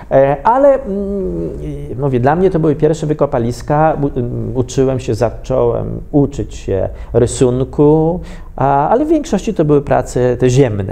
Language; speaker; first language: Polish; native; Polish